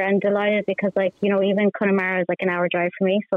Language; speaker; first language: English; native; English